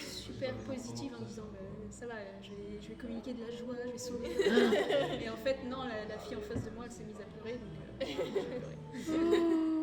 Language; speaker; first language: French; native; French